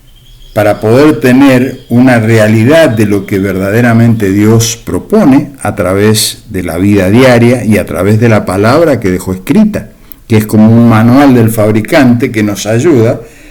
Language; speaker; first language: Spanish; native; Spanish